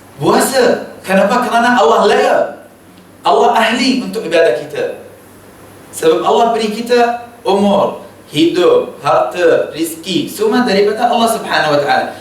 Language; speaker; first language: Malay; non-native, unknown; Arabic